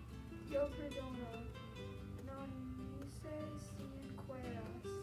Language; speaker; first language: Spanish; non-native, learner; English